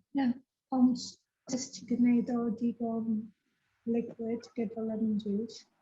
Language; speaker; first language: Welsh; non-native, learner; English